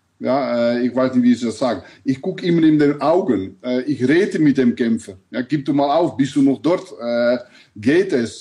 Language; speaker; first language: German; non-native, learner; Dutch